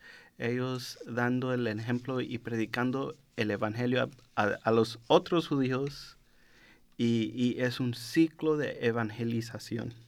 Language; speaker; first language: Spanish; non-native, learner; English